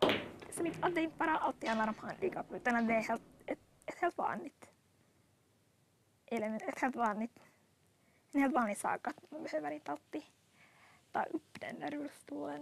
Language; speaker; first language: Swedish; native; Swedish